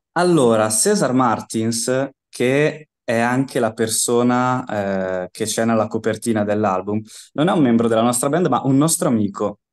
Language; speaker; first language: Italian; native; Italian